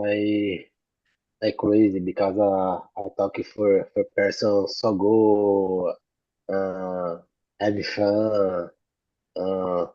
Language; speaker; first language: English; non-native, learner; Portuguese